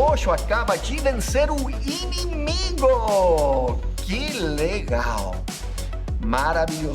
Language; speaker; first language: Portuguese; non-native, fluent; English